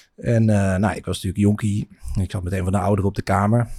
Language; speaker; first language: Dutch; native; Dutch